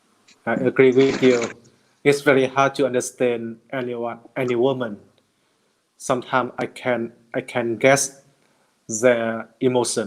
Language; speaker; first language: English; non-native, learner; Vietnamese